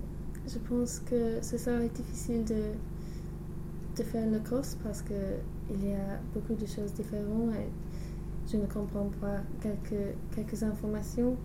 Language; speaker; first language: French; non-native, learner; English